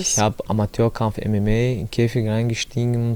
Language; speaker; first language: German; non-native, learner; Chechen